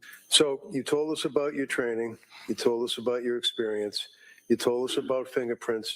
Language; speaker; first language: English; native; English